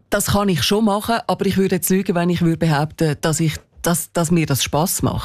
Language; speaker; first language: German; native; German